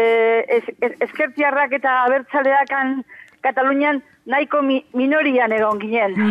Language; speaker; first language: Basque; non-native, fluent; Catalan